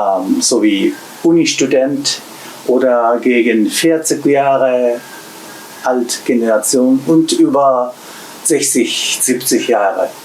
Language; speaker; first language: German; non-native, learner; Japanese